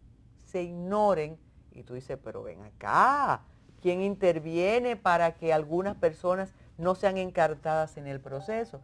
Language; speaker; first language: Spanish; native; Spanish